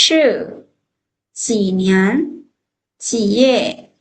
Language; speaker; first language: Chinese; non-native, fluent; Lao